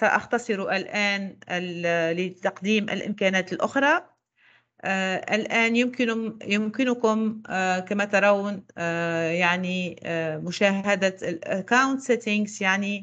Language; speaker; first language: Arabic; native; Arabic